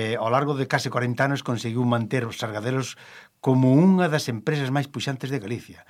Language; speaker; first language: Galician; native; Galician